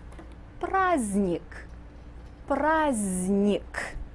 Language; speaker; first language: Russian; non-native, fluent; English